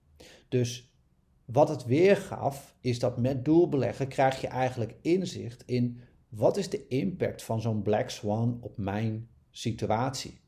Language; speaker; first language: Dutch; native; Dutch